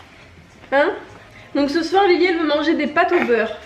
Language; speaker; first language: French; native; French